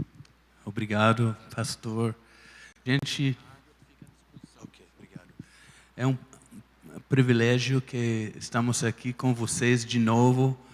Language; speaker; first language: Portuguese; non-native, fluent; English